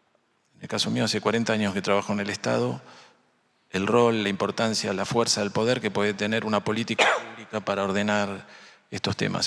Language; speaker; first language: Spanish; native; Spanish